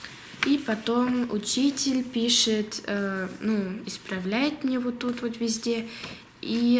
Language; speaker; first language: Russian; early bilingual, heritage; Russian